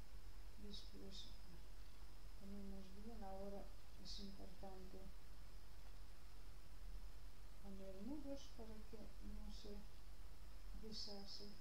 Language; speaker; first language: Spanish; non-native, learner; Russian